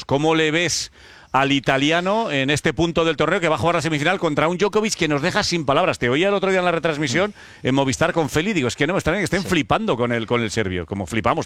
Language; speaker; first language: Spanish; native; Spanish